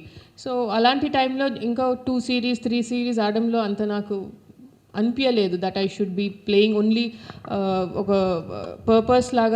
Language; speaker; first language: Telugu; non-native, local second language; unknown